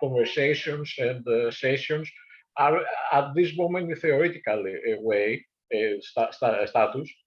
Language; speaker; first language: English; non-native, fluent; Greek